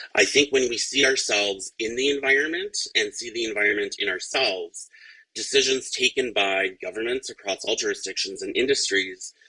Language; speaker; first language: English; native; English